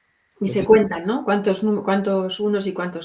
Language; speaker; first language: Spanish; native; Spanish